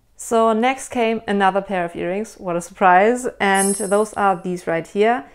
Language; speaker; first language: English; non-native, fluent; German